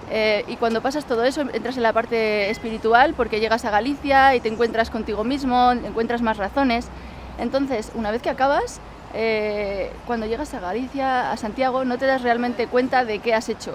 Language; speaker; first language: Spanish; native; Spanish